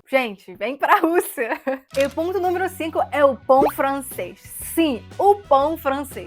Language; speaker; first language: Portuguese; non-native, fluent; Russian